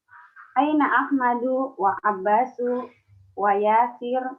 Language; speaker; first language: Arabic; non-native, learner; Indonesian